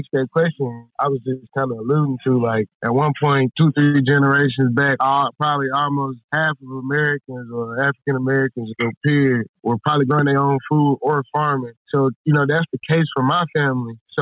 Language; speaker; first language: English; native; English